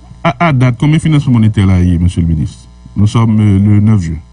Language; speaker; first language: French; non-native, local second language; Haitian Creole